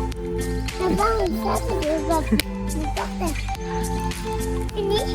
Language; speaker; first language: French; early bilingual, heritage; French